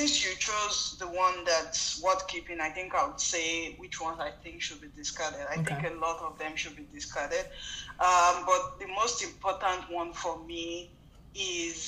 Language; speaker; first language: English; non-native, local second language; Yoruba